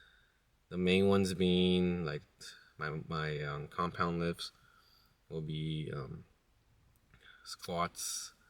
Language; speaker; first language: English; native; English